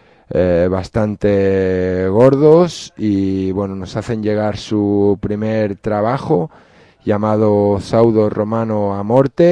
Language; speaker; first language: Spanish; native; Spanish